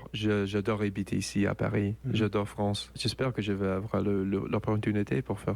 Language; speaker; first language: French; non-native, learner; English